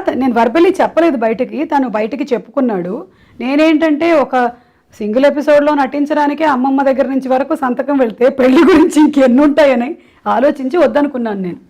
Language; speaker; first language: Telugu; non-native, local second language; Malayalam